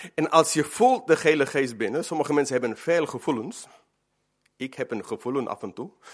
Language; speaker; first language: Dutch; non-native, fluent; Spanish